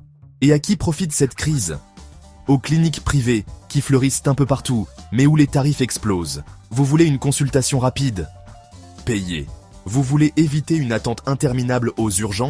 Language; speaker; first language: French; native; French